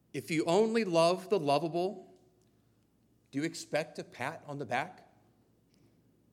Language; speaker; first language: English; native; English